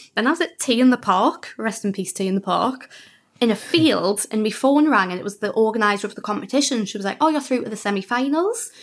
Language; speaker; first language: English; native; English